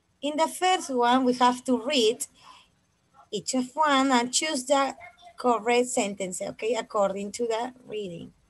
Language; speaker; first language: English; non-native, fluent; Spanish